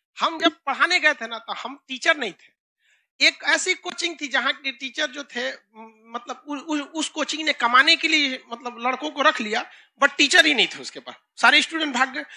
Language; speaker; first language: Hindi; native; Hindi